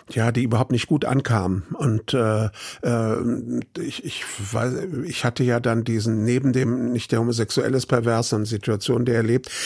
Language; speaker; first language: German; native; German